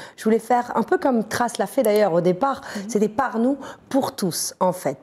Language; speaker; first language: French; native; French